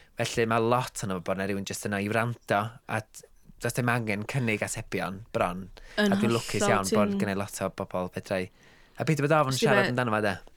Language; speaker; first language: Welsh; native; Welsh